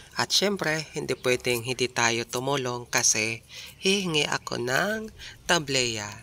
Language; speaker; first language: Filipino; non-native, local second language; Bikol